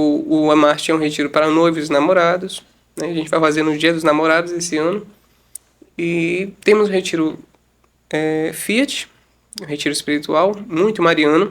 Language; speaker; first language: Portuguese; native; Portuguese